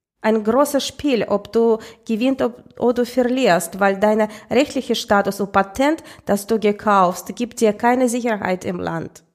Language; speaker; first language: German; non-native, fluent; Russian